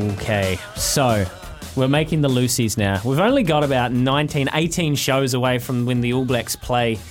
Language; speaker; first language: English; native; English